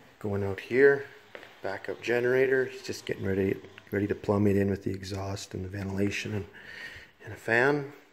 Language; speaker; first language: English; native; English